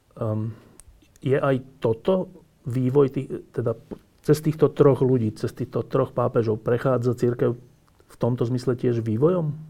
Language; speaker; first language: Slovak; native; Slovak